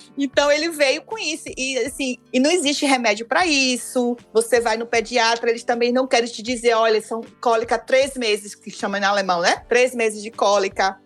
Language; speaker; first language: Portuguese; native; Portuguese